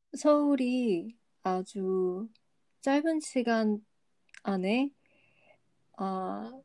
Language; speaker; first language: Korean; non-native, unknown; Vietnamese